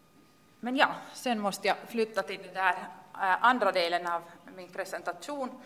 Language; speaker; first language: Swedish; non-native, local second language; Finnish